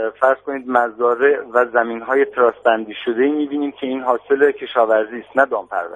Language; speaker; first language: Persian; native; Persian